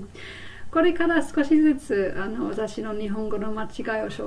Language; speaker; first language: Japanese; non-native, fluent; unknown